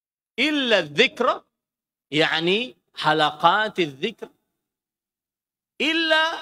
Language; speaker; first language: Arabic; non-native, fluent; Indonesian